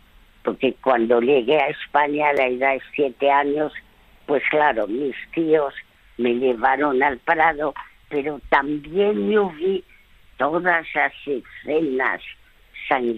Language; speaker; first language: Spanish; early bilingual, other home language; French